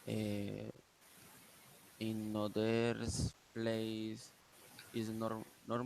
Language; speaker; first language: English; non-native, learner; Spanish